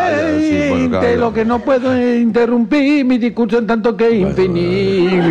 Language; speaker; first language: Spanish; native; Spanish